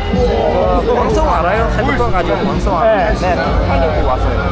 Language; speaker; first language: Korean; non-native, learner; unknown